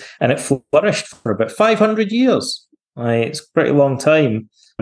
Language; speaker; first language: English; native; English